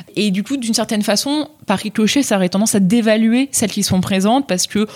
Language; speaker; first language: French; native; French